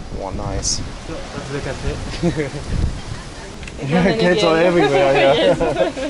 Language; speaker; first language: English; non-native, learner; German